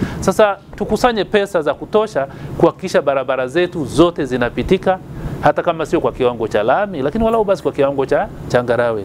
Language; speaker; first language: Swahili; native; Swahili